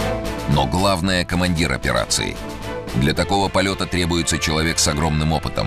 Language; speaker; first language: Russian; native; Russian